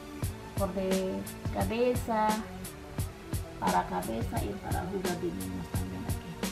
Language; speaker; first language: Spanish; non-native, learner; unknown